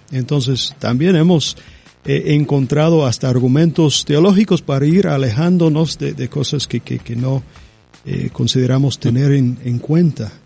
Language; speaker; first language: Spanish; non-native, fluent; English